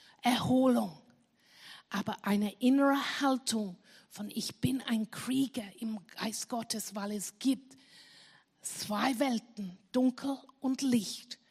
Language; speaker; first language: German; non-native, fluent; English